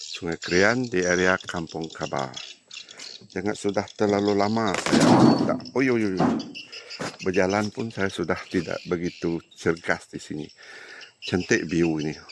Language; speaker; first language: Malay; native; Malay